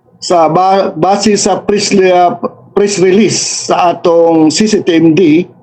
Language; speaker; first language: Cebuano; native; Cebuano